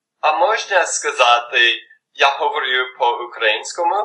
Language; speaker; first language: Ukrainian; non-native, learner; English